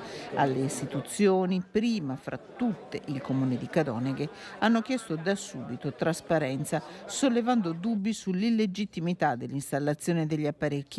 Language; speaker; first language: Italian; native; Italian